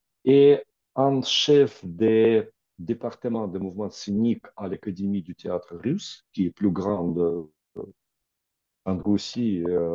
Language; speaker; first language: French; non-native, fluent; Russian